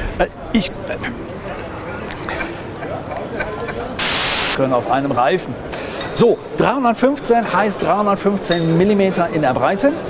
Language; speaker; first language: German; native; German